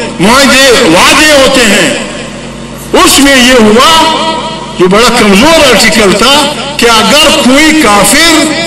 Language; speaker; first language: Urdu; non-native, local second language; Pashto